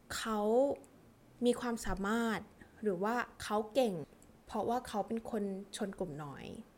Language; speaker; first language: Thai; early bilingual, heritage; Thai